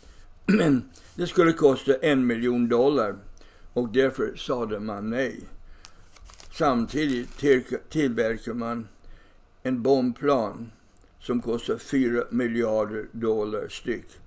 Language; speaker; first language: Swedish; non-native, fluent; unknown